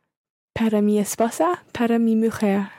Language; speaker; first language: Spanish; non-native, learner; English